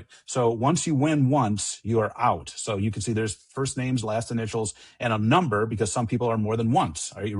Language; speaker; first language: English; native; English